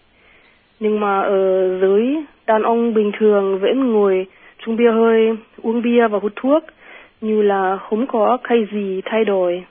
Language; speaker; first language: Vietnamese; non-native, fluent; German